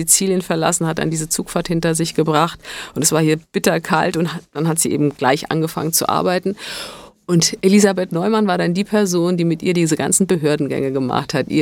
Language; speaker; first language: German; early bilingual, other home language; Italian